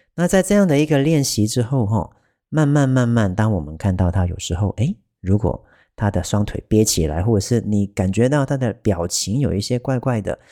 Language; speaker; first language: Chinese; native; Chinese